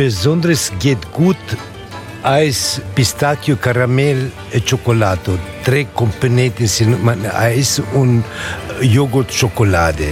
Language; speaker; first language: German; non-native, learner; Italian